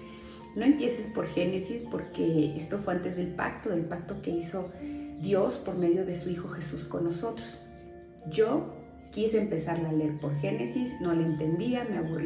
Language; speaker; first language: Spanish; native; Spanish